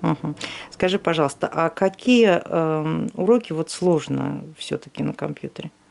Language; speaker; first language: Russian; native; Russian